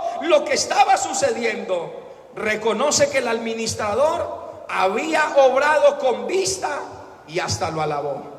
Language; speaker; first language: Spanish; native; Spanish